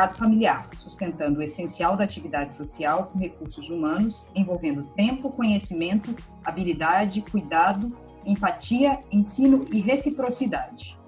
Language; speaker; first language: Portuguese; native; Portuguese